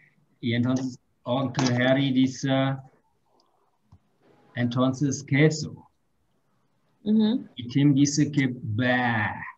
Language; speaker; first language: Spanish; non-native, fluent; German